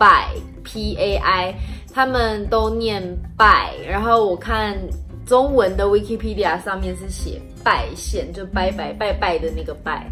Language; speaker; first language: Chinese; native; Chinese